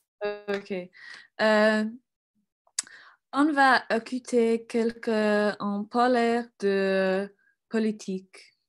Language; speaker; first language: French; non-native, learner; English